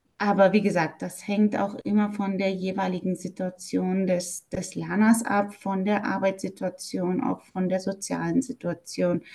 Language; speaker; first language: German; native; German